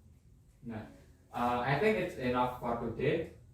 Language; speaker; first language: English; non-native, fluent; Indonesian